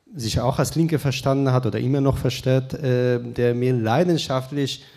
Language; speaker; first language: German; non-native, fluent; Hebrew